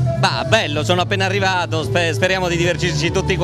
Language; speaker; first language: Italian; native; Italian